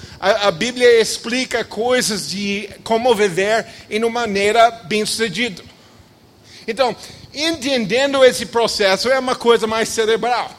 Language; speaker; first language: Portuguese; non-native, fluent; English